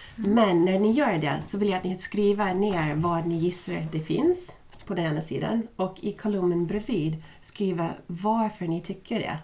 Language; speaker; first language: Swedish; non-native, fluent; English